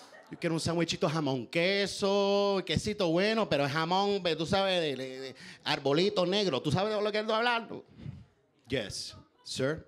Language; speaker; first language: Spanish; early bilingual, other home language; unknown